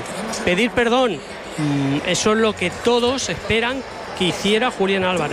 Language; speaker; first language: Spanish; native; Spanish